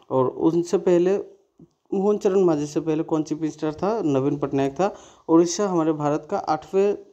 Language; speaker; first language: Hindi; non-native, local second language; Bangla